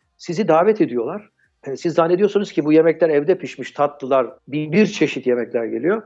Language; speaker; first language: Turkish; early bilingual, heritage; Turkish